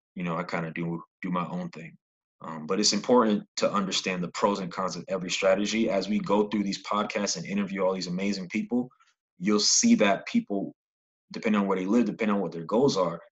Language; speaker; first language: English; native; English